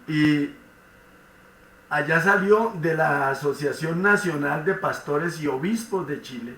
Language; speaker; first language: Spanish; native; Spanish